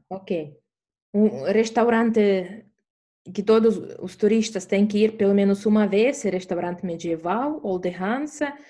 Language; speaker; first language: Portuguese; non-native, fluent; Estonian